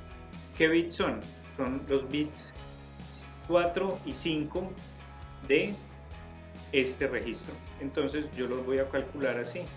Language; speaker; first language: Spanish; native; Spanish